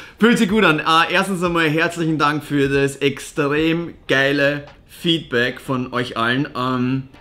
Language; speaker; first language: German; native; German